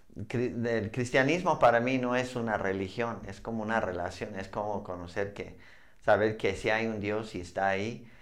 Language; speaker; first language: Spanish; non-native, fluent; English